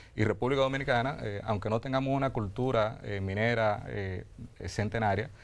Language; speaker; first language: Spanish; native; Spanish